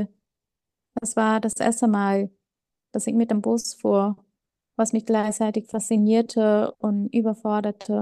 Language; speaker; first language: German; early bilingual, other home language; Vietnamese